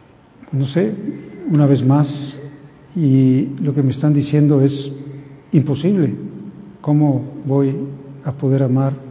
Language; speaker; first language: Spanish; native; Spanish